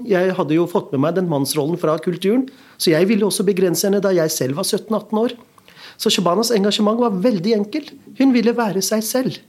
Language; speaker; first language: Norwegian; early bilingual, other home language; Urdu